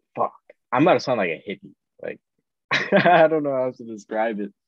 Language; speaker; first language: English; native; English